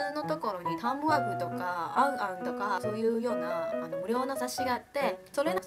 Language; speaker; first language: Japanese; non-native, fluent; Chinese